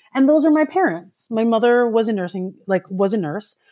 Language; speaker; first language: English; early bilingual, other home language; Filipino